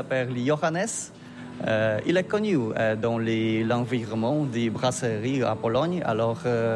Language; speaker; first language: French; non-native, learner; Polish